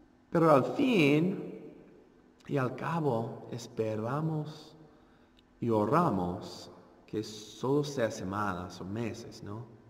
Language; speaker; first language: Spanish; non-native, fluent; English